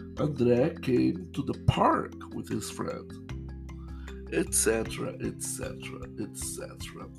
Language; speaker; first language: English; non-native, fluent; Portuguese